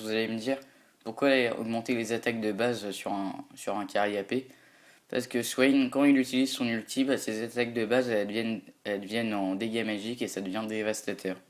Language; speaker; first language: French; native; French